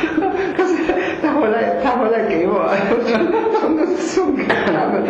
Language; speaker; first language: Chinese; non-native, fluent; German